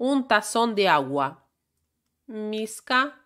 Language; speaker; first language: Spanish; non-native, fluent; Russian